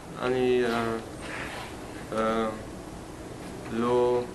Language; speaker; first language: Hebrew; non-native, learner; German